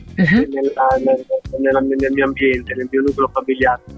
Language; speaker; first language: Italian; native; Italian